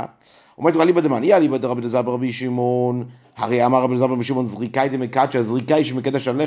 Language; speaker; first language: Hebrew; native; Hebrew